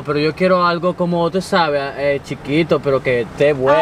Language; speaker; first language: Spanish; early bilingual, heritage; Spanish